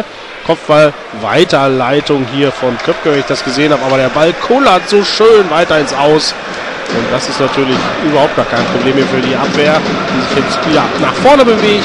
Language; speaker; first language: German; native; German